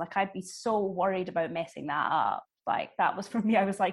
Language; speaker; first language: English; native; English